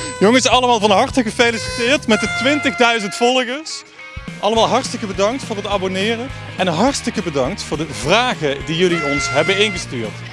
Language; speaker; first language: Dutch; native; Dutch